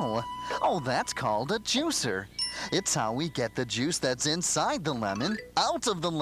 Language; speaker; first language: English; native; English